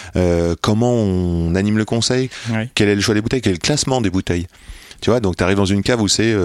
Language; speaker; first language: French; native; French